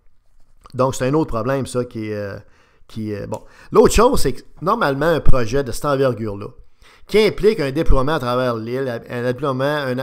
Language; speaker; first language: French; native; French